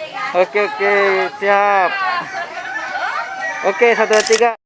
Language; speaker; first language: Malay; non-native, local second language; Buginese